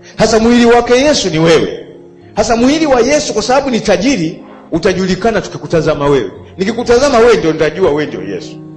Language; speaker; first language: Swahili; native; Swahili